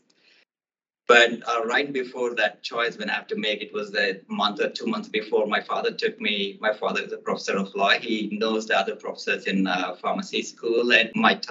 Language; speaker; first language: English; non-native, local second language; Telugu